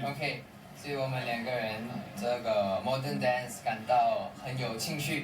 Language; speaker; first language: Chinese; non-native, learner; Thai